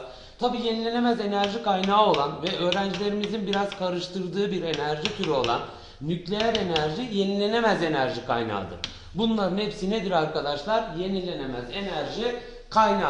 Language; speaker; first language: Turkish; native; Turkish